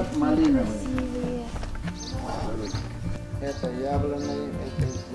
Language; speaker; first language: Russian; non-native, local second language; Armenian